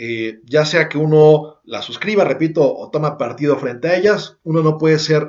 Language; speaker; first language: Spanish; native; Spanish